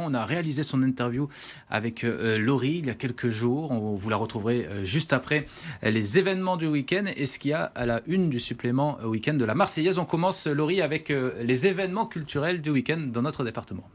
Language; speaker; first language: French; native; French